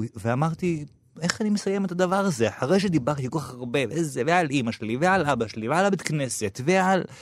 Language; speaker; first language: Hebrew; native; Hebrew